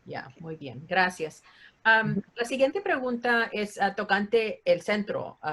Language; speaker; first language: Spanish; early bilingual, heritage; Spanish